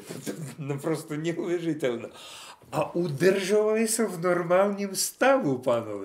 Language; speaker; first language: Czech; non-native, fluent; Russian